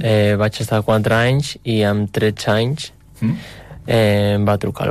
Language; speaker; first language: Catalan; non-native, local second language; Spanish